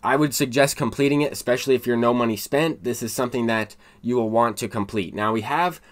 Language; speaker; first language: English; native; English